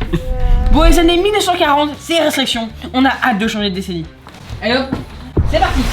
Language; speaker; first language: French; native; French